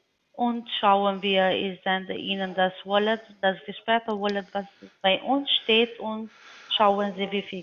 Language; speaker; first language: German; non-native, learner; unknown